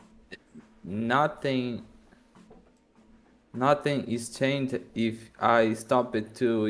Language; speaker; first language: English; non-native, learner; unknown